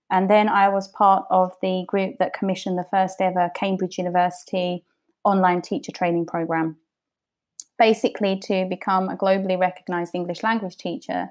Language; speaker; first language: English; early bilingual, other home language; Bosnian